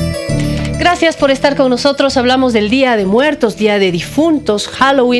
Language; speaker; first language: Spanish; native; Spanish